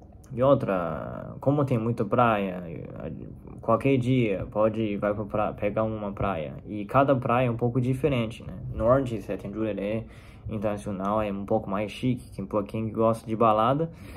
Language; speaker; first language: Portuguese; non-native, fluent; Chinese